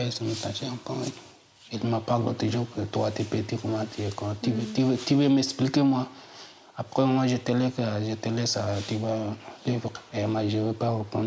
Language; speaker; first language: French; non-native, learner; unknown